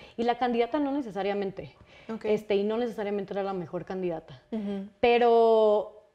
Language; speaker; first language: Spanish; native; Spanish